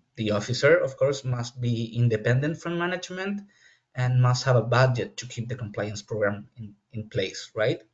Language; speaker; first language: English; non-native, fluent; Spanish